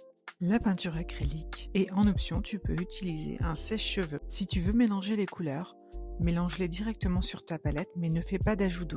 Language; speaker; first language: French; native; French